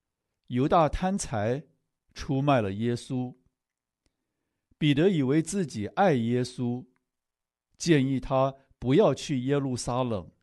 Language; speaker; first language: Chinese; native; Chinese